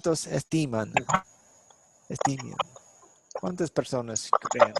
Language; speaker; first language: Spanish; non-native, fluent; English